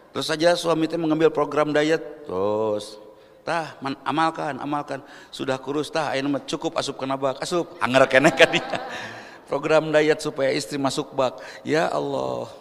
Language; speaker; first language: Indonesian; non-native, local second language; Sundanese